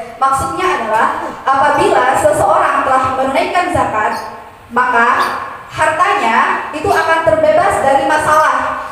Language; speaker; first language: Indonesian; non-native, local second language; Madurese